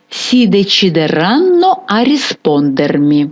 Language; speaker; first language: Italian; non-native, fluent; Ukrainian